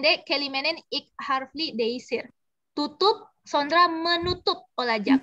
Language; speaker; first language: Turkish; non-native, fluent; Indonesian